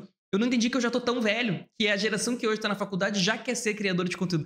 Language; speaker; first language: Portuguese; native; Portuguese